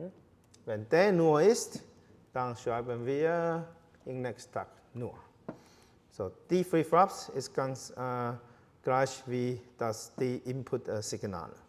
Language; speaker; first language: German; non-native, learner; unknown